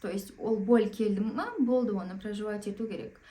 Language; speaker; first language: Russian; non-native, local second language; Kazakh